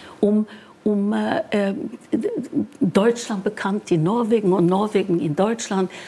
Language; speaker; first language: German; non-native, fluent; Norwegian